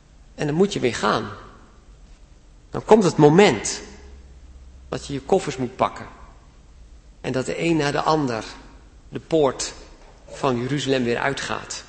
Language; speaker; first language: Dutch; native; Dutch